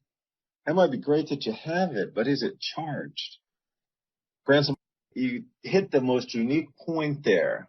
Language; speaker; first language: English; native; English